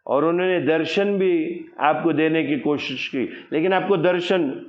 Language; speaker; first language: Hindi; non-native, local second language; Marathi